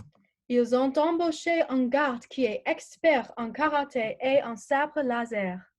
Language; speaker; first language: French; non-native, learner; English